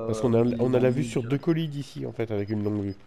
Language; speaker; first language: French; native; French